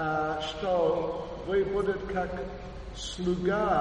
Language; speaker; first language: Russian; non-native, learner; English